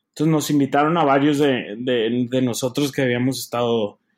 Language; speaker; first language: Spanish; native; Spanish